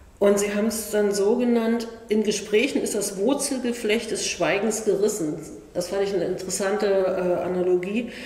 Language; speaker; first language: German; native; German